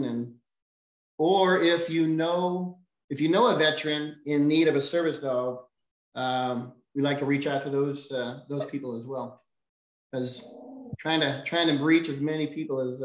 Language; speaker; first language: English; native; English